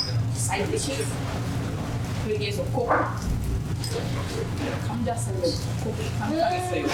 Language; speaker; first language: Korean; non-native, fluent; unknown